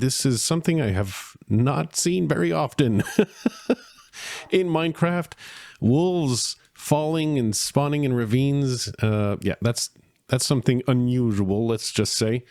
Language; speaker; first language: English; native; English